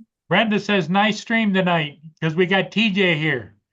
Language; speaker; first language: English; native; English